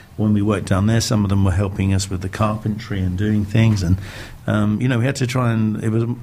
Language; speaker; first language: English; native; English